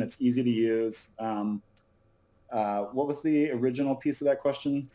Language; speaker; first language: English; native; English